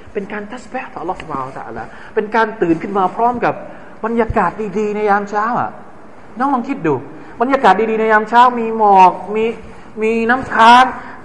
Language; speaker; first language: Thai; non-native, local second language; Malay